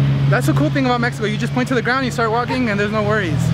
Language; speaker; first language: English; early bilingual, other home language; Spanish